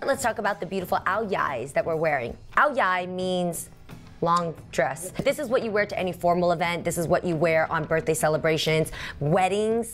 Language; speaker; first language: English; early bilingual, other home language; Vietnamese